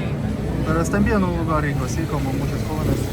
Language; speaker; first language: Spanish; non-native, learner; Russian